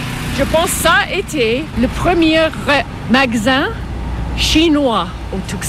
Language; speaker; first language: French; non-native, fluent; English